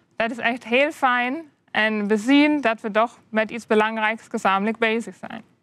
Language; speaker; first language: Dutch; non-native, fluent; German